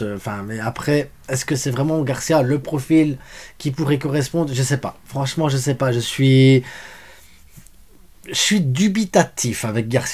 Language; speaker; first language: French; native; French